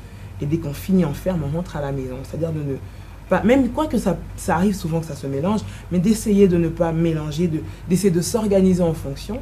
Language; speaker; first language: French; non-native, local second language; Lingala